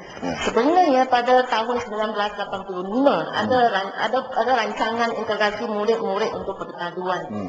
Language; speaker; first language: Malay; non-native, local second language; Chinese